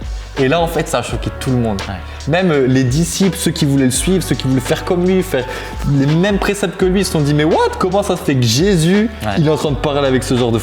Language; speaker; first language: French; native; French